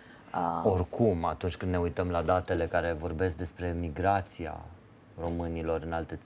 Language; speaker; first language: Romanian; native; Romanian